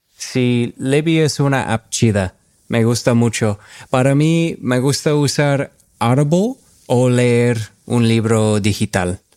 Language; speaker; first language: Spanish; non-native, fluent; English